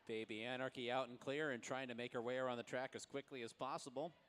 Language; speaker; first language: English; native; English